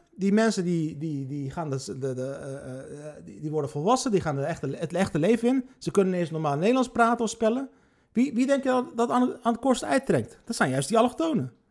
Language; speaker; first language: Dutch; early bilingual, other home language; Turkish